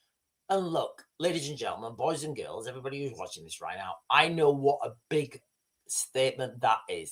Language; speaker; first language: English; native; English